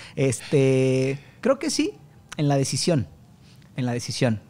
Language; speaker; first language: Spanish; native; Spanish